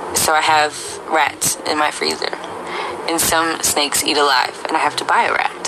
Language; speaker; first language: English; native; English